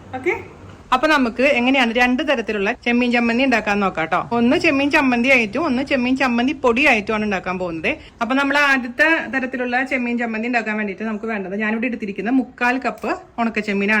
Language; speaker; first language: Malayalam; native; Malayalam